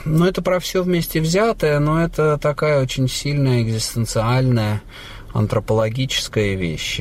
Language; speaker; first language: Russian; native; Russian